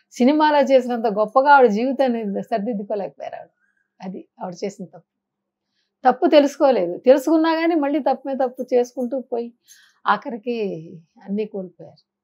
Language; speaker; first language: Telugu; native; Telugu